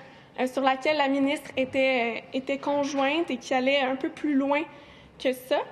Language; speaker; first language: French; native; French